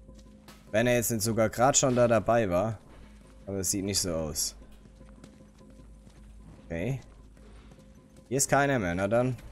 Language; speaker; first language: German; native; German